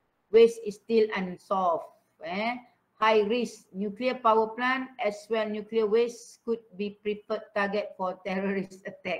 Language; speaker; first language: English; non-native, local second language; Malay